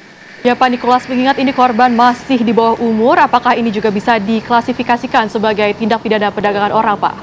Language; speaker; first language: Indonesian; native; Indonesian